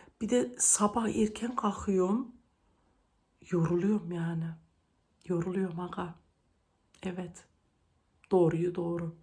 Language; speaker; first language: Turkish; early bilingual, heritage; Turkish